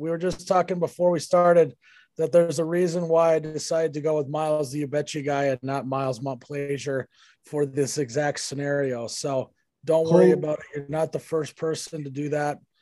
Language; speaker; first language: English; native; English